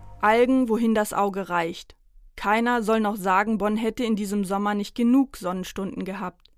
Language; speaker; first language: German; native; German